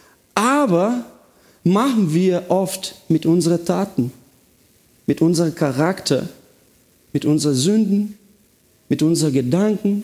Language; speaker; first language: German; non-native, fluent; Portuguese